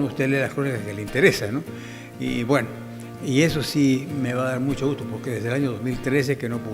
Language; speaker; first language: Spanish; native; Spanish